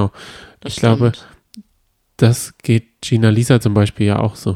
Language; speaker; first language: German; native; German